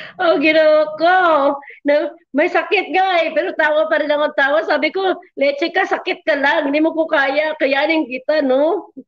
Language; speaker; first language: Filipino; non-native, local second language; Cebuano